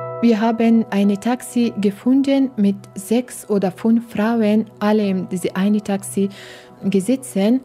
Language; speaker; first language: German; non-native, learner; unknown